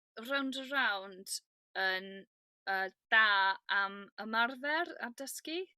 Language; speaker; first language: Welsh; non-native, learner; English